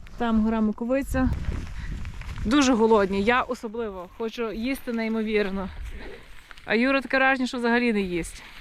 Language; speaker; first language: Ukrainian; native; Ukrainian